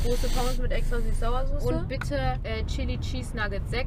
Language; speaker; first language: German; native; German